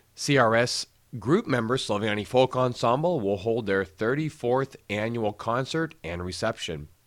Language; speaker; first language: English; native; English